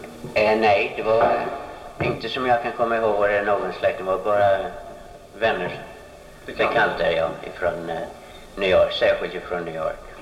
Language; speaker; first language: Swedish; early bilingual, heritage; Swedish